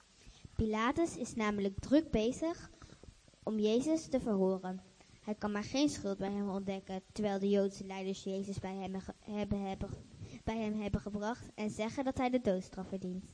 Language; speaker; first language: Dutch; native; Dutch